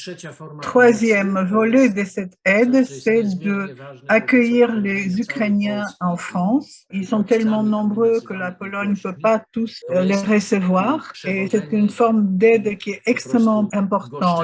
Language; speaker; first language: French; non-native, fluent; Polish